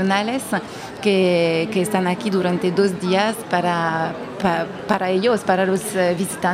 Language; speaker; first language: Spanish; non-native, fluent; French